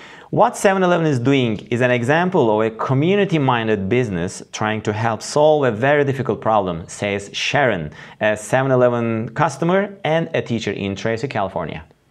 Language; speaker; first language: English; non-native, fluent; Turkish